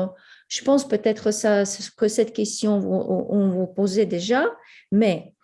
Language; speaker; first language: French; non-native, fluent; Ukrainian